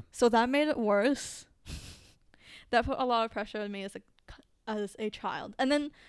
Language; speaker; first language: English; early bilingual, other home language; Filipino